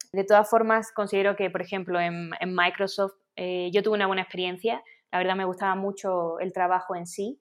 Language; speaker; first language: Spanish; native; Spanish